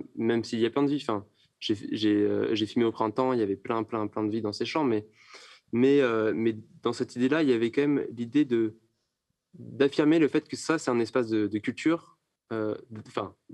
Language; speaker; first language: French; native; French